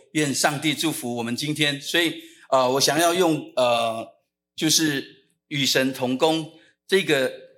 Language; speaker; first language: Chinese; non-native, local second language; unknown